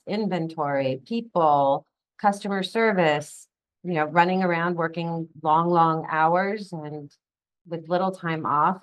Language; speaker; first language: English; native; English